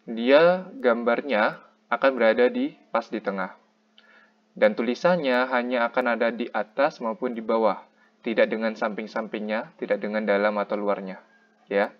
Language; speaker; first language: Indonesian; native; Indonesian